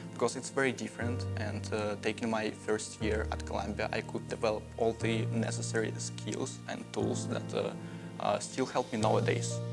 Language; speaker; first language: English; non-native, fluent; Russian